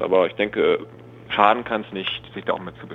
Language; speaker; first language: German; native; German